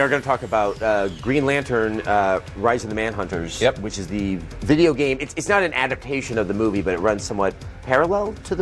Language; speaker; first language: English; native; English